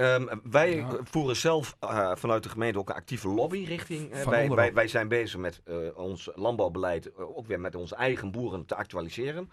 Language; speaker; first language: Dutch; native; Dutch